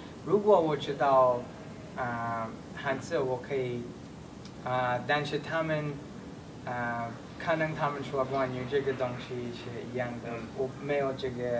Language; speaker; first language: Chinese; non-native, learner; English